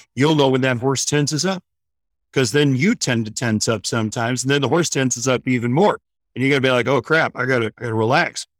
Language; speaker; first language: English; native; English